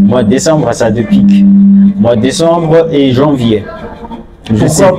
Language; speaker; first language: French; non-native, fluent; Chinese